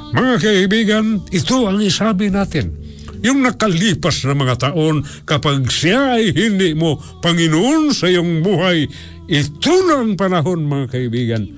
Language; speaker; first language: Filipino; non-native, local second language; Cebuano